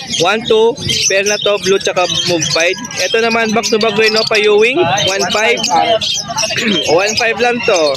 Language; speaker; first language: Filipino; native; Filipino